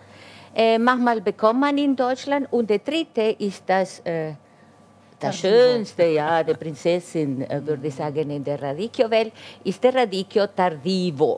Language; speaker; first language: German; non-native, fluent; Italian